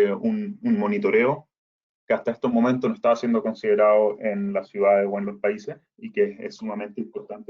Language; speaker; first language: Spanish; native; Spanish